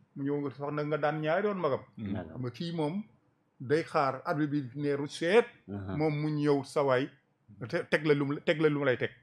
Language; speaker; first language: Wolof; native; Wolof